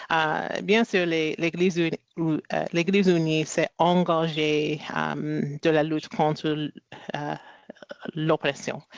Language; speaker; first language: French; non-native, learner; English